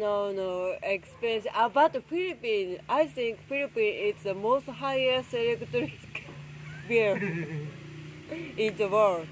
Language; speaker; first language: English; non-native, learner; Japanese